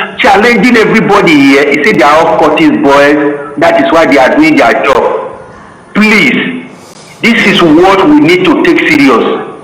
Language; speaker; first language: Nigerian Pidgin; non-native, local second language; Bini